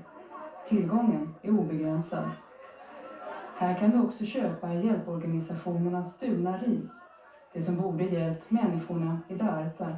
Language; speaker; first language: Swedish; native; Swedish